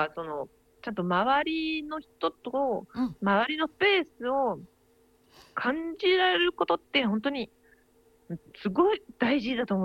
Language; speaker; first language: Japanese; non-native, fluent; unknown